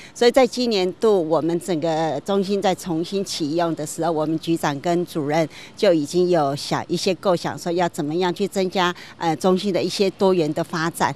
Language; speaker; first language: Chinese; native; Chinese